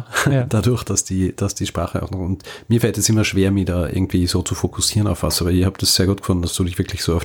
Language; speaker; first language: German; native; German